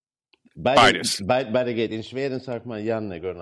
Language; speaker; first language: German; non-native, learner; Swedish